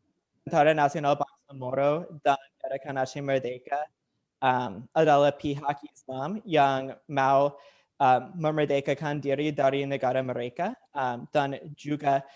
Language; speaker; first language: Indonesian; non-native, learner; English